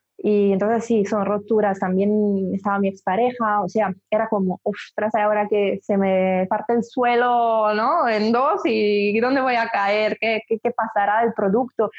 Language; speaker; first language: Spanish; non-native, fluent; Italian